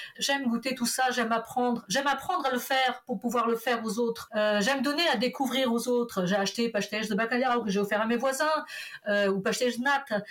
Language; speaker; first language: French; early bilingual, other home language; Portuguese